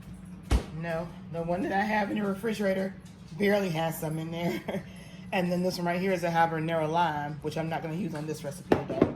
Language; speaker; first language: English; native; English